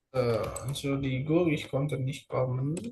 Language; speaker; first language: German; non-native, fluent; Indonesian